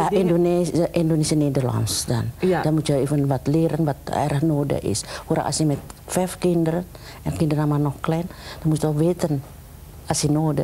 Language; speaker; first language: Dutch; non-native, learner; Indonesian